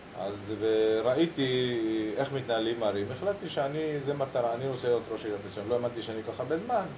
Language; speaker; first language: Hebrew; early bilingual, other home language; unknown